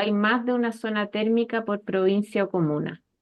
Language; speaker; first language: Spanish; native; Spanish